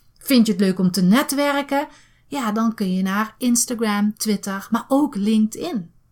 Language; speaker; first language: Dutch; native; Dutch